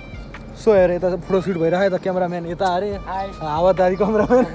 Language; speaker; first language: English; non-native, learner; Nepali